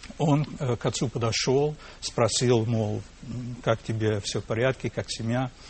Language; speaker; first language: Russian; non-native, fluent; English